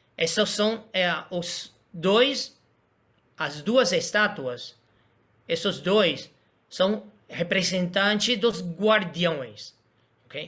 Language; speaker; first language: Portuguese; non-native, fluent; Spanish